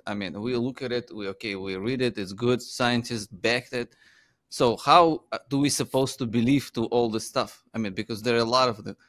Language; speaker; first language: English; non-native, fluent; Uzbek